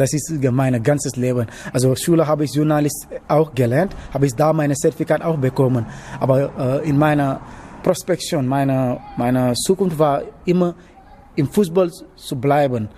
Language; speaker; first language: German; non-native, learner; Wolof